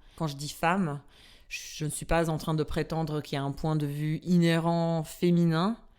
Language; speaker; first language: French; non-native, fluent; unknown